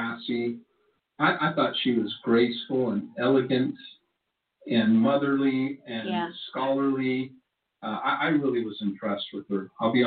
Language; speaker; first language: English; native; English